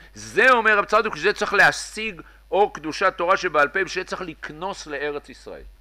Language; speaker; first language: Hebrew; native; Hebrew